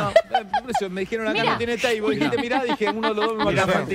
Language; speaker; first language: Spanish; native; Spanish